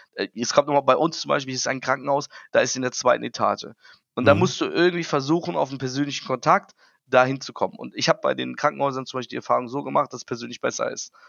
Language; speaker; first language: German; native; German